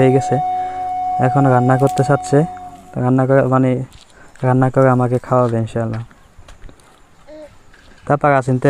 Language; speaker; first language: Portuguese; non-native, learner; Bangla